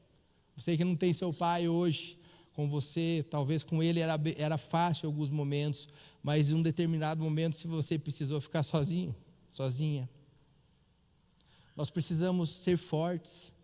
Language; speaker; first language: Portuguese; native; Portuguese